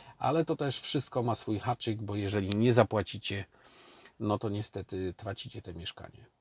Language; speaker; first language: Polish; native; Polish